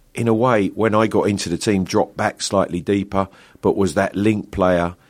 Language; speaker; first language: English; native; English